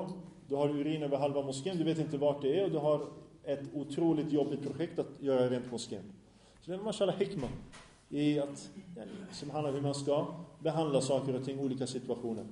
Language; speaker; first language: Swedish; early bilingual, other home language; Arabic